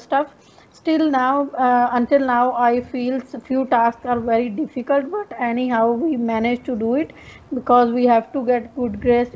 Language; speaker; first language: English; non-native, local second language; Punjabi